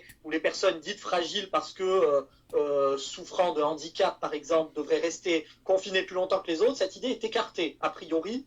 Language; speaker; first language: French; native; French